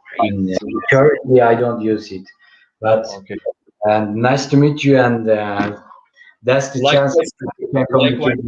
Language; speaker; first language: English; non-native, fluent; Turkish